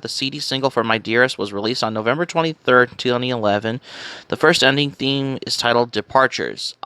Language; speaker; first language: English; native; English